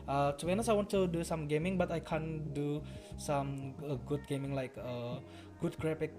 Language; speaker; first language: English; non-native, learner; Indonesian